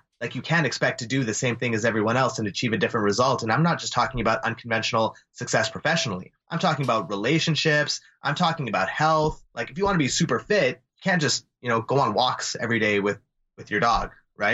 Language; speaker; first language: English; native; English